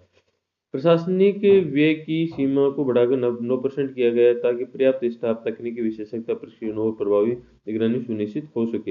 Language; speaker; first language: Hindi; native; Hindi